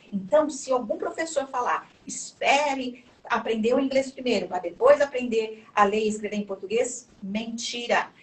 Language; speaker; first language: Portuguese; native; Portuguese